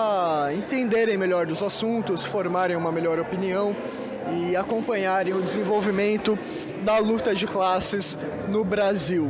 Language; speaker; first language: Portuguese; native; Portuguese